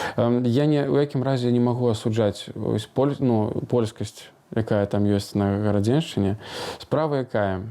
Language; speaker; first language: Belarusian; non-native, local second language; Russian